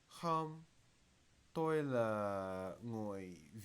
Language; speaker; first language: Vietnamese; non-native, learner; English